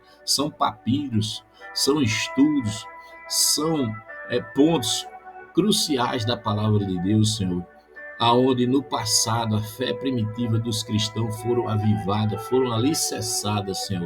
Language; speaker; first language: Portuguese; native; Portuguese